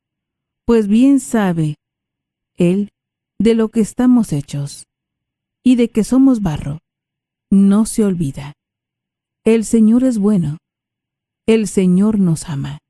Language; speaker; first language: Spanish; native; Spanish